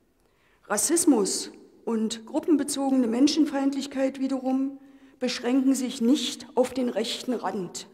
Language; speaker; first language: German; native; German